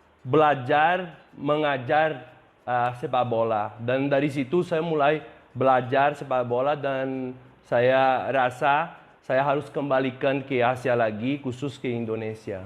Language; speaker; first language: Indonesian; non-native, fluent; Portuguese